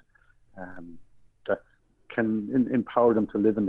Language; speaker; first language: English; native; English